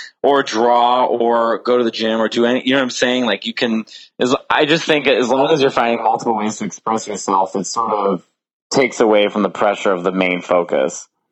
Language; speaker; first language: English; native; English